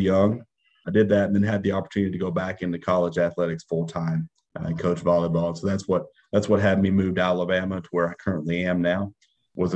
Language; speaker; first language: English; native; English